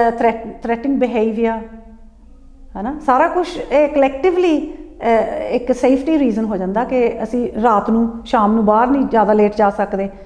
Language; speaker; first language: Punjabi; early bilingual, heritage; Punjabi